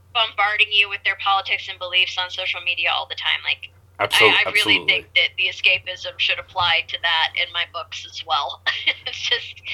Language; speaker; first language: English; native; English